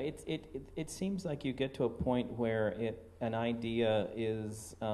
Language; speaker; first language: English; native; English